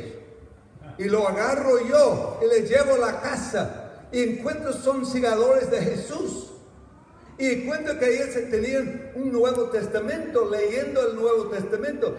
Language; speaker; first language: Spanish; non-native, fluent; English